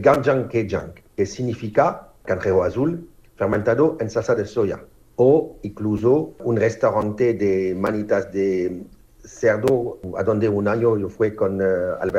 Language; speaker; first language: Spanish; non-native, learner; French